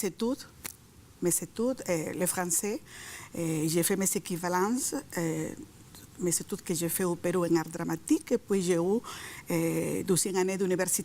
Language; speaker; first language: French; non-native, fluent; Spanish